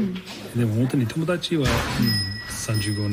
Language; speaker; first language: Japanese; non-native, learner; English